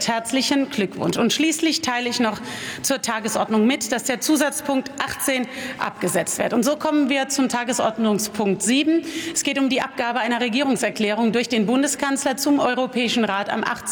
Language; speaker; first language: German; native; German